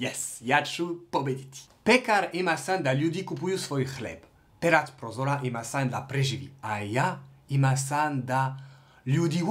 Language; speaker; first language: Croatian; non-native, learner; French